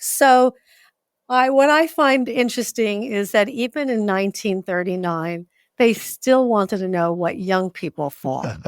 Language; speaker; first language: English; native; English